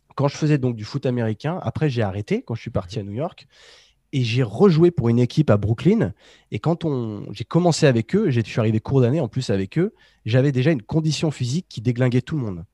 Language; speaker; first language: French; native; French